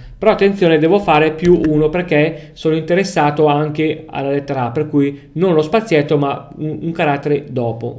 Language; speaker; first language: Italian; native; Italian